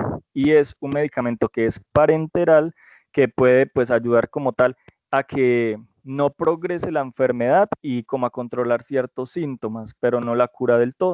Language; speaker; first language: Spanish; native; Spanish